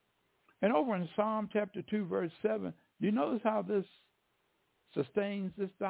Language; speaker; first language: English; native; English